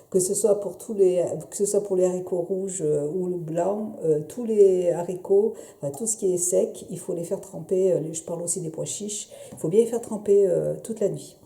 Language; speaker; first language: French; native; French